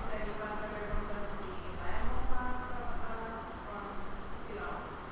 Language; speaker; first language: Spanish; non-native, learner; English